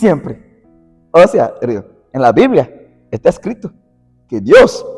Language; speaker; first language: Spanish; non-native, fluent; Portuguese